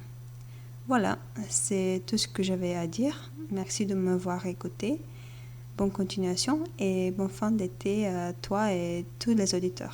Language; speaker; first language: French; non-native, fluent; Bulgarian